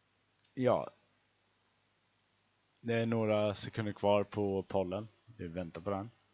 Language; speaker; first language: Swedish; native; Swedish